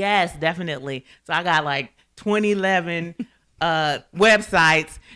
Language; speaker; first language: English; native; English